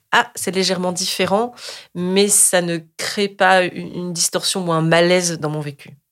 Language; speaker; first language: French; native; French